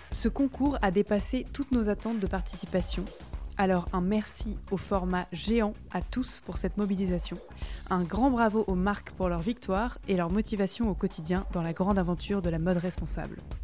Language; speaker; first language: French; native; French